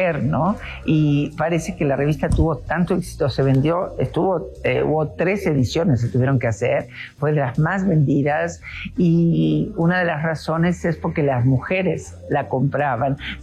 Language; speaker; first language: Spanish; native; Spanish